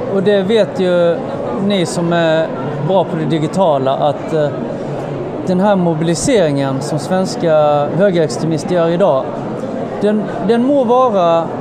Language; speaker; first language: Swedish; native; Swedish